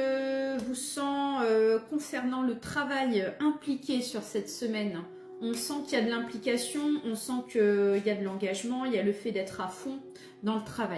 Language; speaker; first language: French; native; French